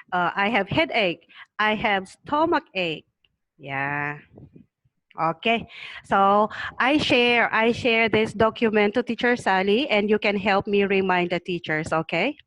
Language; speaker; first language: English; non-native, learner; Thai